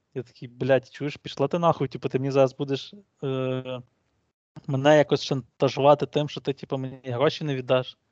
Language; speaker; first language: Ukrainian; native; Ukrainian